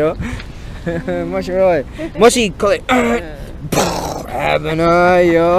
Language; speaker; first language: Japanese; non-native, learner; English